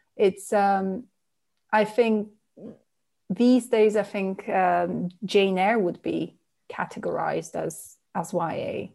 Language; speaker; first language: English; non-native, fluent; Polish